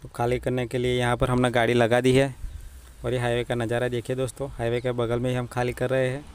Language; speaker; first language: Hindi; non-native, local second language; Gujarati